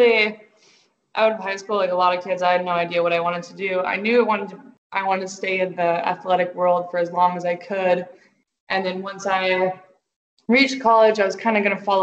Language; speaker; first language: English; native; English